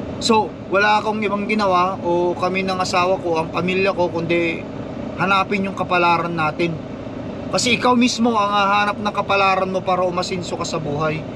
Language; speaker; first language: Filipino; non-native, local second language; Iloko